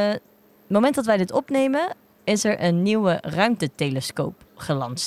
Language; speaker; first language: Dutch; native; Dutch